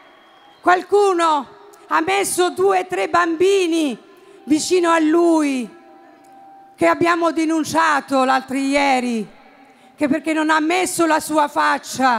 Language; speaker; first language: Italian; non-native, fluent; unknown